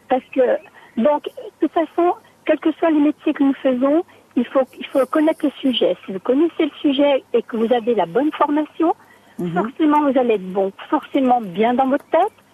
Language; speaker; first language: French; native; French